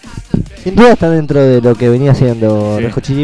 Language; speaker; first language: Spanish; native; Spanish